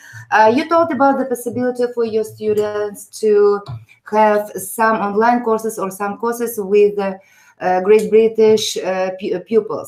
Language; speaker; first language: English; non-native, fluent; Uzbek